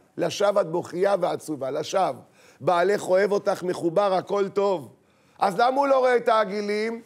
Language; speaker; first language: Hebrew; native; Hebrew